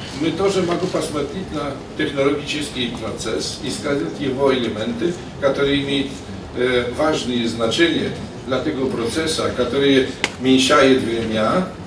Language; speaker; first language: Russian; non-native, learner; Polish